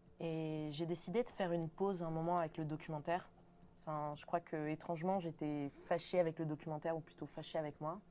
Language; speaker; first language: French; early bilingual, other home language; Spanish